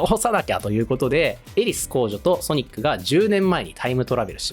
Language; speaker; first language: Japanese; native; Japanese